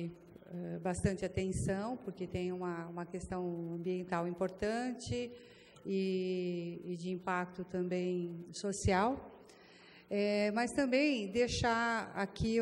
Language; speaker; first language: Portuguese; native; Portuguese